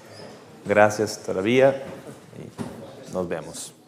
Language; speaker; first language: Spanish; non-native, fluent; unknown